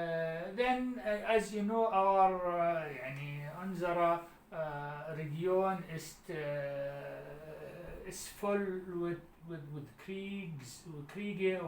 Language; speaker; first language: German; non-native, learner; Arabic